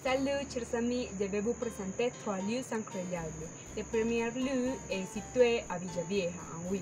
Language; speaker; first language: French; non-native, learner; Spanish